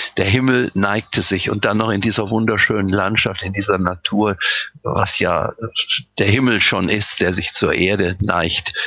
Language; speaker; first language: German; native; German